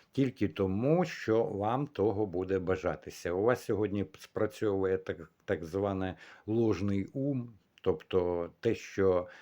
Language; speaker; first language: Ukrainian; non-native, local second language; Russian